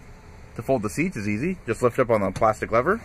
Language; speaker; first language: English; native; English